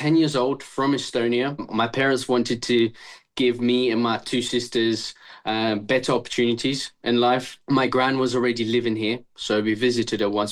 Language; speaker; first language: English; early bilingual, other home language; Estonian